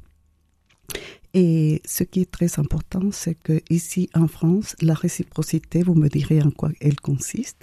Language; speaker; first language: French; non-native, fluent; Spanish